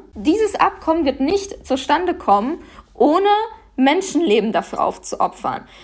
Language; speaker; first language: German; non-native, fluent; Persian